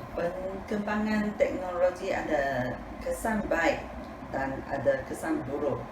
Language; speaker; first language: Malay; non-native, local second language; Tamil